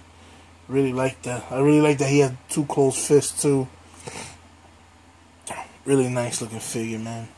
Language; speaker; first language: English; native; English